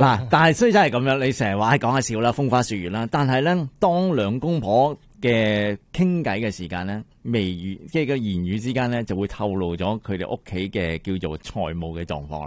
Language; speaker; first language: Cantonese; native; Cantonese